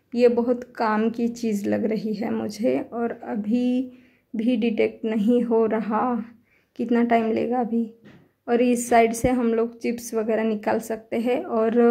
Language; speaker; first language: Hindi; non-native, local second language; Marathi